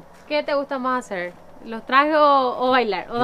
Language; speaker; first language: Spanish; native; Spanish